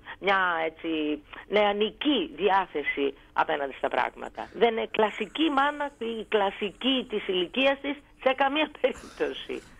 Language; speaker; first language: Greek; native; Greek